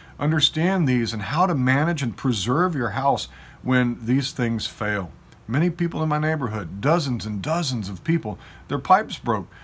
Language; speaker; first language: English; native; English